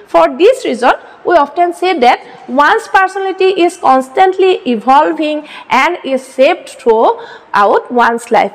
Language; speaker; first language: English; non-native, local second language; Assamese